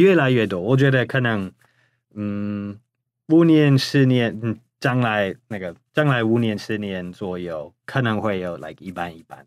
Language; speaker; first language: Chinese; non-native, fluent; English